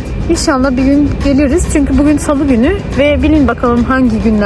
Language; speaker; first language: Turkish; non-native, learner; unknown